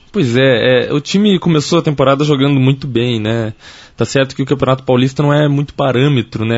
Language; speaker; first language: Portuguese; native; Portuguese